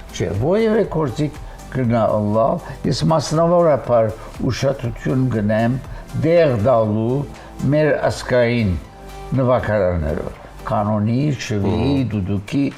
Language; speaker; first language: Armenian; native; Armenian